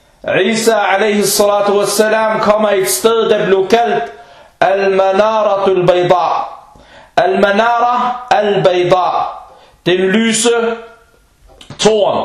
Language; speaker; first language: Danish; non-native, fluent; Arabic